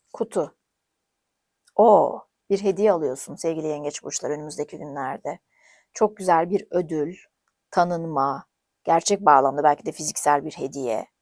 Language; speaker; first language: Turkish; native; Turkish